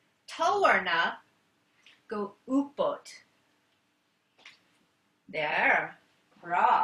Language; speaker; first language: Swedish; non-native, learner; English